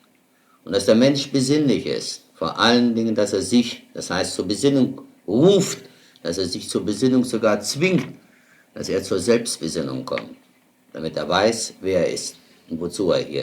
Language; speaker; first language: German; native; German